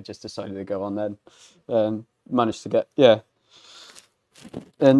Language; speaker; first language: English; native; English